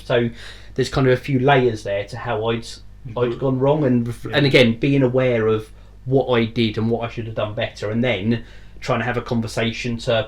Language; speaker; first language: English; native; English